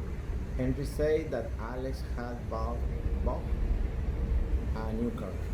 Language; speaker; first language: English; non-native, learner; Spanish